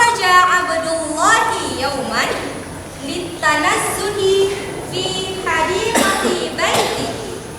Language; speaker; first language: Arabic; non-native, fluent; Indonesian